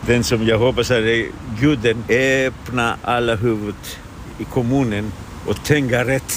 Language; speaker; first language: Swedish; non-native, fluent; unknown